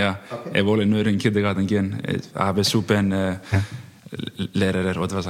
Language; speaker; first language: German; non-native, learner; Icelandic